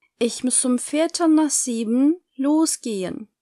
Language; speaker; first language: German; non-native, fluent; Turkish